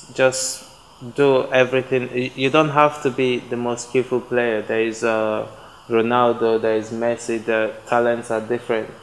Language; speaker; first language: English; non-native, local second language; Igbo